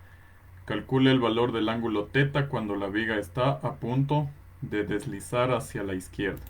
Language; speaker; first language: Spanish; native; Spanish